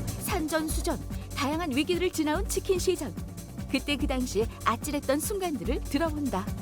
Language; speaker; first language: Korean; native; Korean